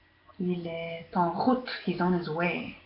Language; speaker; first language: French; non-native, fluent; English